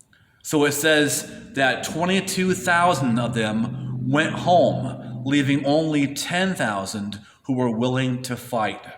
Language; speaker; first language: English; native; English